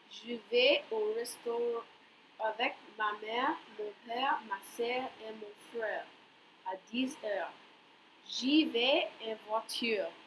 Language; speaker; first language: French; non-native, learner; English